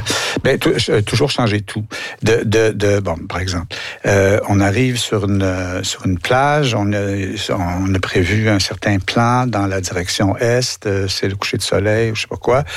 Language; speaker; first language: French; native; French